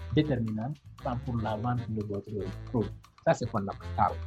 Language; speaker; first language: French; non-native, local second language; Wolof